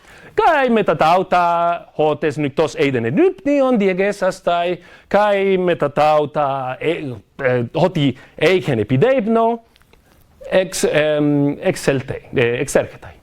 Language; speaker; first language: Greek; non-native, fluent; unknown